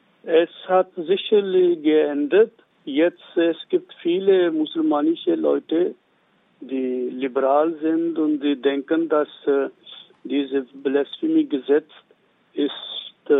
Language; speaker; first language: German; non-native, learner; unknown